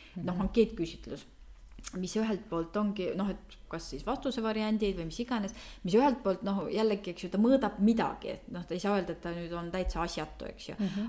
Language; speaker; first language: Estonian; native; Estonian